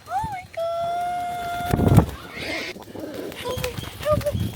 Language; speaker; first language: English; non-native, learner; Thai